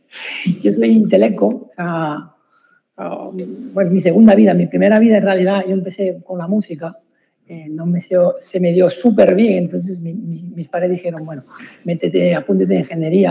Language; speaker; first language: Spanish; non-native, fluent; Italian